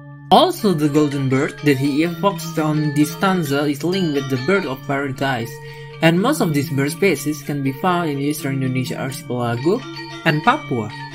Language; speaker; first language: English; non-native, fluent; Indonesian